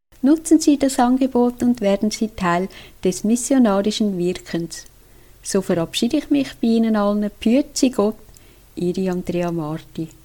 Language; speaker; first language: German; native; German